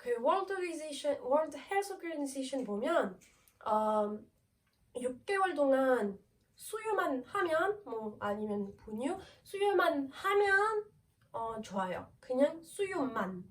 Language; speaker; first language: Korean; non-native, learner; French